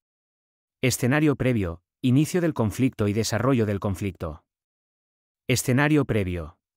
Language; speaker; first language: Spanish; native; Spanish